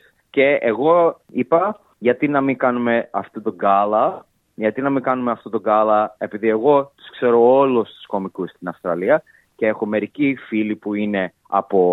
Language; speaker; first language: Greek; early bilingual, heritage; English